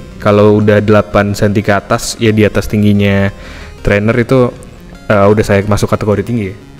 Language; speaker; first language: Indonesian; native; Indonesian